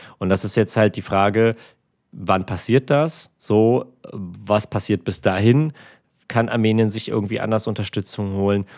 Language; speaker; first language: German; early bilingual, other home language; Armenian